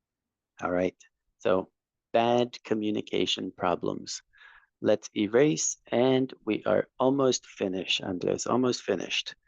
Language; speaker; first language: English; non-native, fluent; Spanish